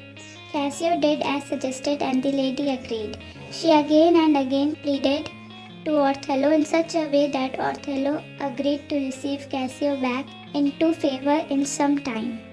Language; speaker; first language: English; non-native, local second language; Hindi